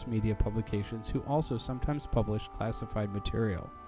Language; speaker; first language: English; native; English